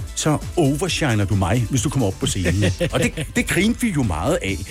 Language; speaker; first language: Danish; native; Danish